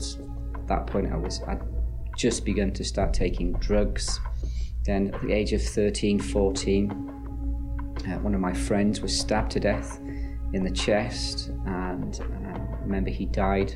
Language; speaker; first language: English; native; English